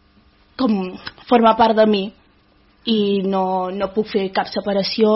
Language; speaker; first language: Catalan; early bilingual, other home language; Wolof